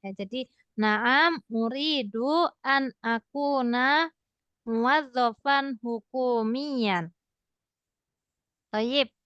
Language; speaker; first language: Arabic; non-native, fluent; Indonesian